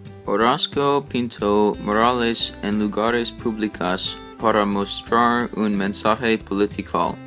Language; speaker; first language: Spanish; non-native, learner; English